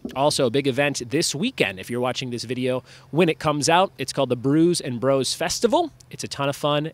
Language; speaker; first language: English; native; English